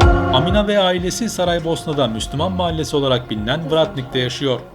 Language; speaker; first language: Turkish; native; Turkish